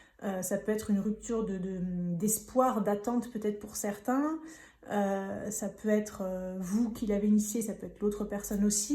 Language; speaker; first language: French; native; French